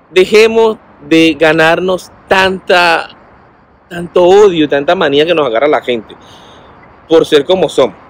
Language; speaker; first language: Spanish; native; Spanish